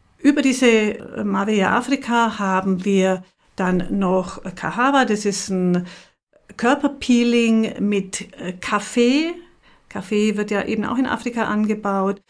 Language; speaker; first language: German; native; German